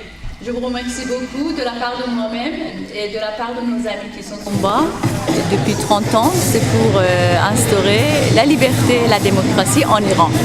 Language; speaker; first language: French; non-native, fluent; Persian